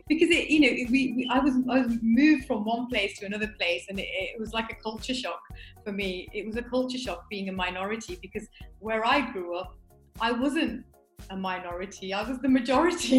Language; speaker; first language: English; native; English